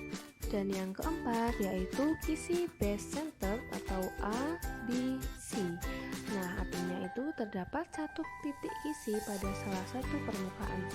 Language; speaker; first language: Indonesian; native; Indonesian